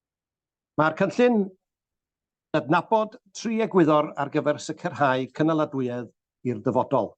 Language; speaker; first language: Welsh; native; Welsh